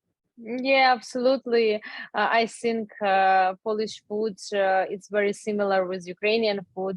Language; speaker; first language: English; non-native, learner; Ukrainian